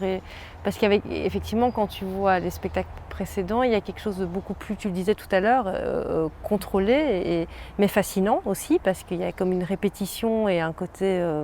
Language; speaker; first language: French; native; French